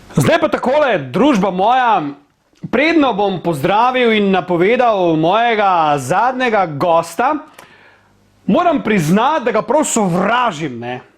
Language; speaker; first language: Slovenian; native; Slovenian